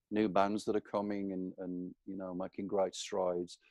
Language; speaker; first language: English; native; English